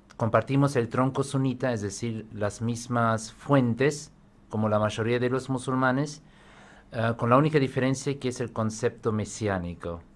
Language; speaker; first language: Spanish; non-native, fluent; Urdu